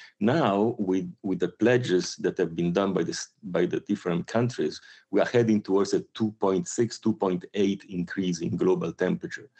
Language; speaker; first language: English; non-native, fluent; Italian